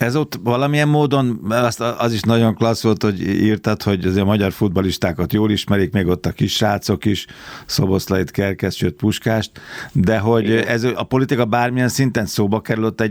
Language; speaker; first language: Hungarian; native; Hungarian